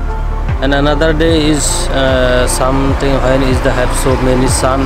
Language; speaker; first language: English; non-native, learner; Bangla